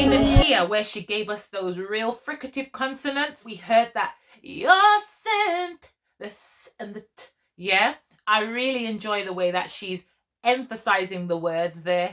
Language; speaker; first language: English; native; English